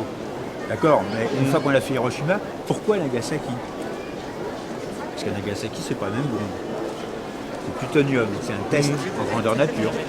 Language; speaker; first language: French; native; French